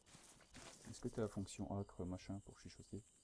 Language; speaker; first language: French; native; French